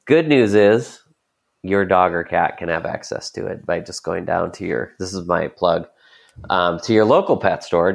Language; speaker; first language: English; native; English